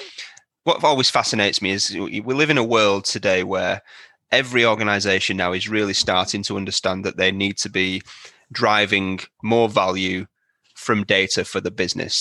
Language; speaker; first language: English; native; English